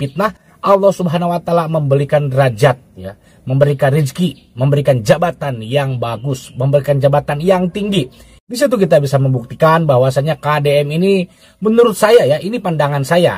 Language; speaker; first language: Indonesian; native; Indonesian